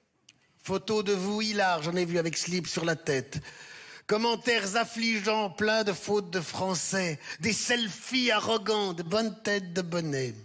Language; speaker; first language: French; native; French